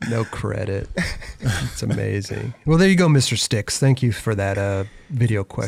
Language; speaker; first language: English; native; English